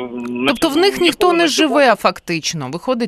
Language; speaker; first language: Ukrainian; native; Ukrainian